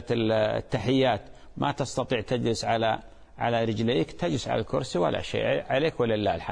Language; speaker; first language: Arabic; native; Arabic